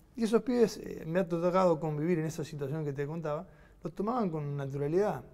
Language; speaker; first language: Spanish; native; Spanish